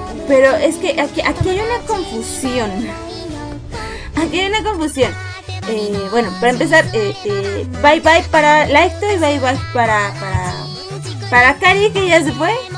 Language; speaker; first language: Spanish; native; Spanish